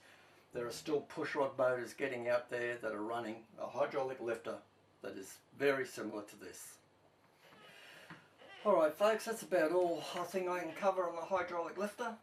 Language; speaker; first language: English; native; English